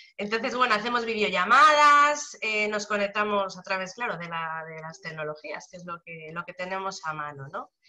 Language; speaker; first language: Spanish; native; Spanish